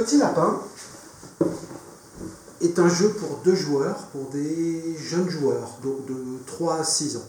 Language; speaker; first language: French; native; French